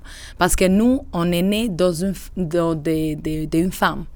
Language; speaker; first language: French; non-native, learner; Albanian